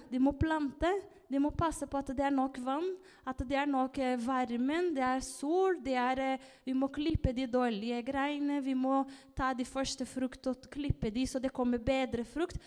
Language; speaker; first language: Norwegian; non-native, fluent; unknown